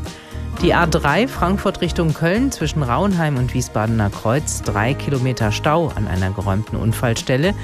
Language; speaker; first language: German; native; German